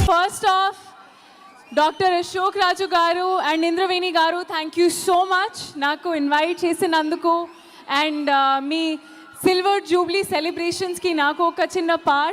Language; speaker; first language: Telugu; non-native, learner; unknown